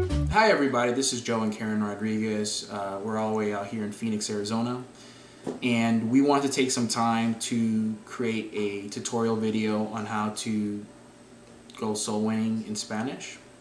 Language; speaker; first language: English; native; English